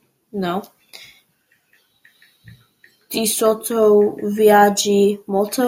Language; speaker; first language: Italian; non-native, learner; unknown